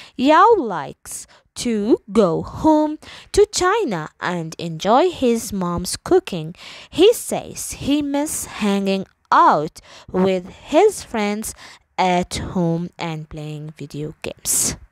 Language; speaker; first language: English; non-native, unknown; Arabic